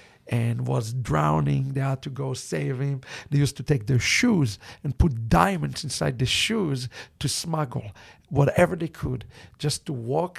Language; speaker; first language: English; non-native, fluent; Hebrew